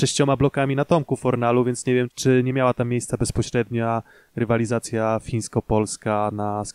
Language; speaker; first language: Polish; native; Polish